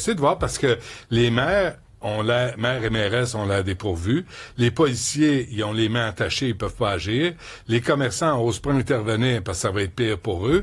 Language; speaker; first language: French; native; French